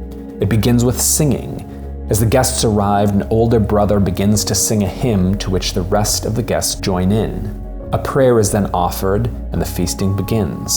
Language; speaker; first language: English; native; English